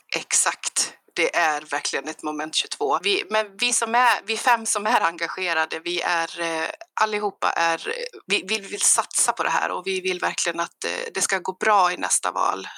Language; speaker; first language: Swedish; native; Swedish